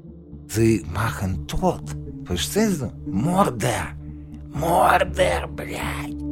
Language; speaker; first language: German; non-native, learner; Russian